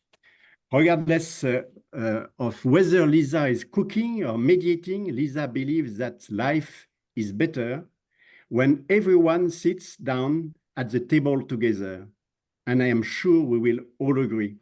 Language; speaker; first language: English; non-native, fluent; French